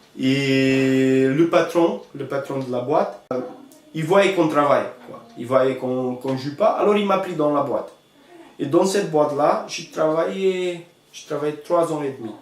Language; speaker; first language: French; non-native, fluent; Romanian